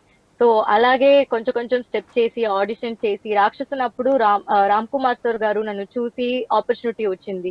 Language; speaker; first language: Telugu; non-native, learner; Tamil